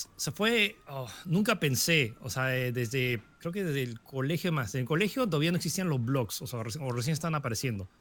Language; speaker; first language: Spanish; early bilingual, other home language; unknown